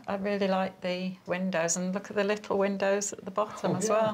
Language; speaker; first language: English; native; English